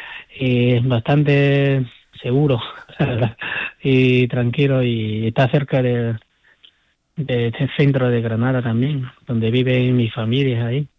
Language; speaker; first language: Spanish; non-native, fluent; Chinese